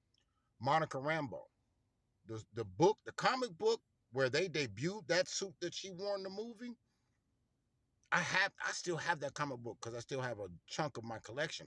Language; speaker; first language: English; native; English